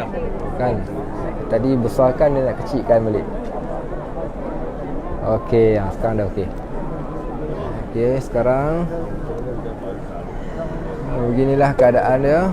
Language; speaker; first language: Malay; native; Malay